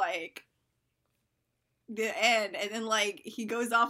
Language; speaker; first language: English; native; English